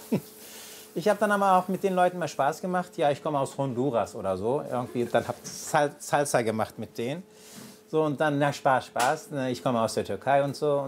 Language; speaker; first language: German; native; German